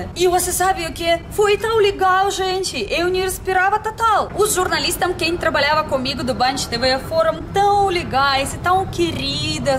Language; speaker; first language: Portuguese; non-native, fluent; Russian